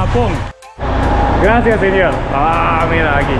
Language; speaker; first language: Spanish; non-native, learner; Japanese